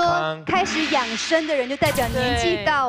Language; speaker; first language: Chinese; native; Chinese